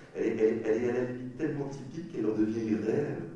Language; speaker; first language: French; native; French